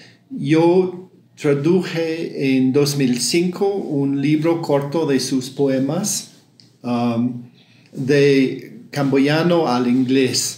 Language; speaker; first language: Spanish; non-native, fluent; English